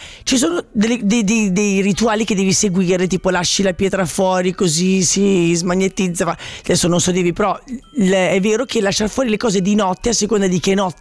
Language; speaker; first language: Italian; native; Italian